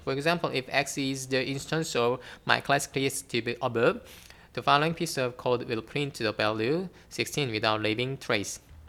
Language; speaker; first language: English; non-native, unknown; Korean